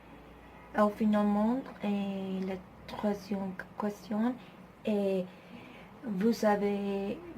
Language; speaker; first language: French; non-native, learner; Spanish